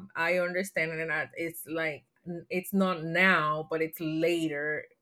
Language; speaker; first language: English; non-native, fluent; Spanish